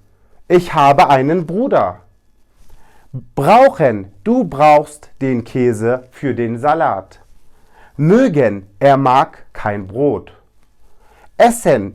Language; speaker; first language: German; non-native, fluent; Turkish